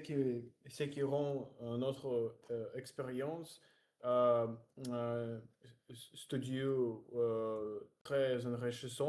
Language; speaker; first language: French; non-native, learner; Russian